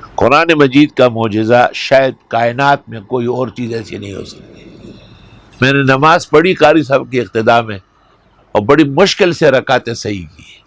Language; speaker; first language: Urdu; non-native, local second language; Pashto